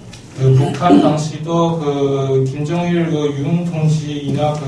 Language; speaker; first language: Korean; non-native, learner; Chinese